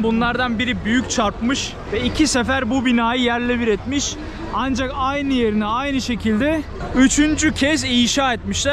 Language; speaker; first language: Turkish; native; Turkish